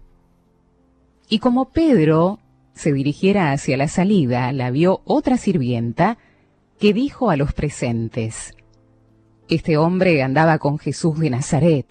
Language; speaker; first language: Spanish; native; Spanish